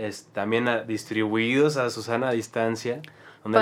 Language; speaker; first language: Spanish; native; Spanish